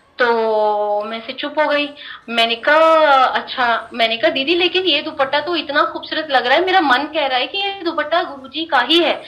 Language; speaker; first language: Hindi; non-native, local second language; Punjabi